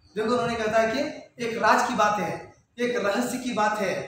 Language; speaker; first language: Hindi; non-native, local second language; Kannada